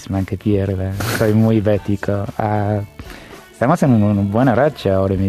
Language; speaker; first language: Spanish; non-native, fluent; English